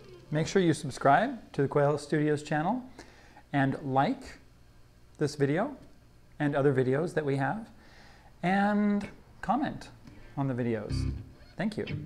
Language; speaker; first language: English; native; English